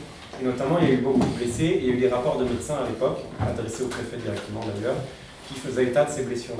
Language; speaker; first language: French; native; French